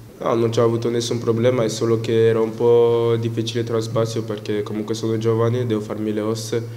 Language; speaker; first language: Italian; non-native, fluent; French